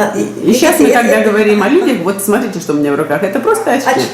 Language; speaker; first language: Russian; native; Russian